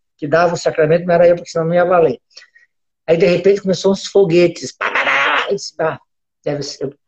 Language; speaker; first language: Portuguese; native; Portuguese